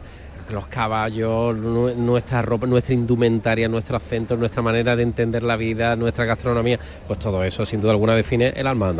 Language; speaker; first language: Spanish; native; Spanish